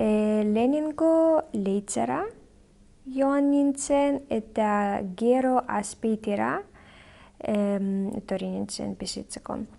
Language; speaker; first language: Basque; non-native, learner; Belarusian